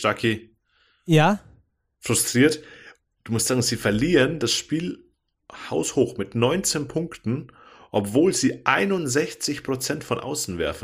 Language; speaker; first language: German; native; German